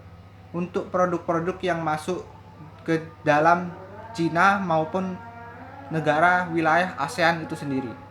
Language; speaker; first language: Indonesian; native; Indonesian